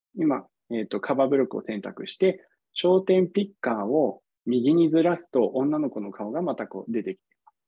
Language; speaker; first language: Japanese; non-native, fluent; English